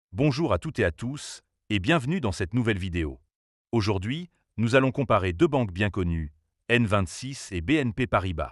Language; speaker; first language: French; native; French